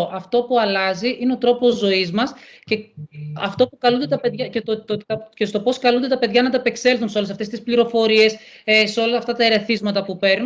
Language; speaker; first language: Greek; native; Greek